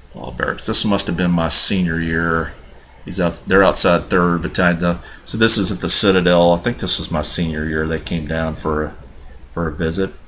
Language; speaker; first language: English; native; English